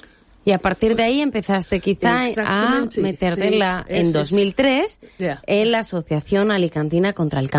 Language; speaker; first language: Spanish; native; Spanish